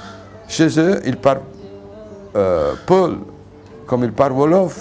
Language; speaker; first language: French; non-native, fluent; Italian